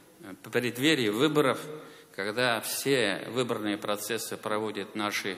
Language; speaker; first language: Russian; native; Russian